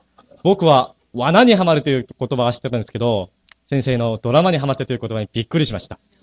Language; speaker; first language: Japanese; non-native, fluent; Korean